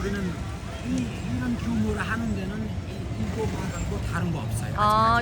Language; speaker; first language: Korean; non-native, fluent; Nepali